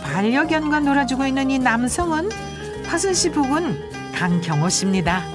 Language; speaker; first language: Korean; native; Korean